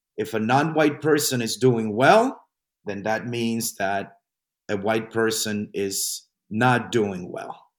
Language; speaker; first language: English; non-native, fluent; Spanish